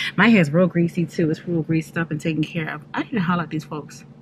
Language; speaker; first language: English; native; English